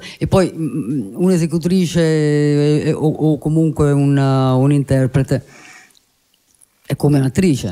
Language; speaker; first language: Italian; native; Italian